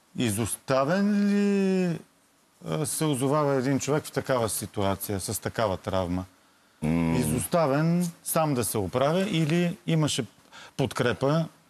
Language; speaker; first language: Bulgarian; native; Bulgarian